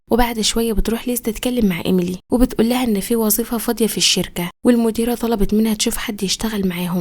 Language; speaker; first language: Arabic; native; Arabic